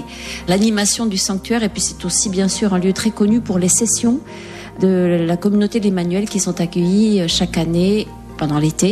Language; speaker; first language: French; native; French